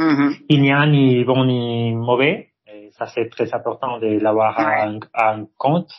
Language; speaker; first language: French; non-native, fluent; Spanish